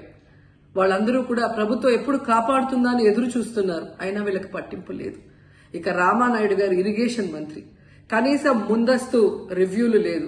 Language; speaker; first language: Telugu; native; Telugu